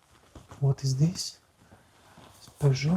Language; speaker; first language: English; non-native, learner; Latvian